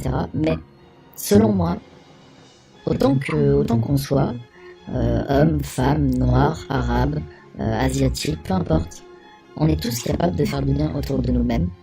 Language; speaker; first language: French; native; French